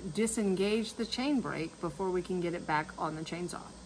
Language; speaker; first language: English; native; English